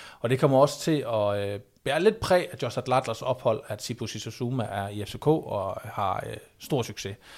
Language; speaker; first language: Danish; native; Danish